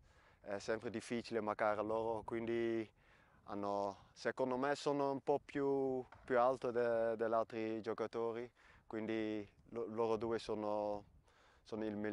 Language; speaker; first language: Italian; non-native, fluent; Dutch